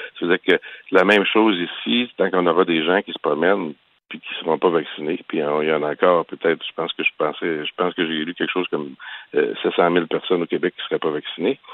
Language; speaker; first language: French; native; French